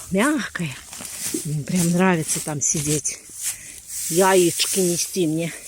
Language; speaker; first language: Russian; native; Russian